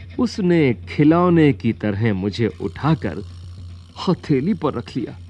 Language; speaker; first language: Hindi; native; Hindi